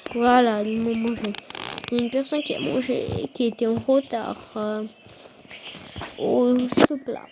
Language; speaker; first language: French; non-native, fluent; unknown